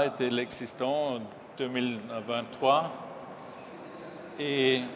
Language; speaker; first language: French; non-native, learner; German